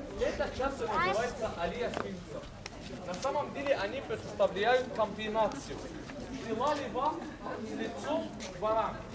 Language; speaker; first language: Russian; non-native, learner; Arabic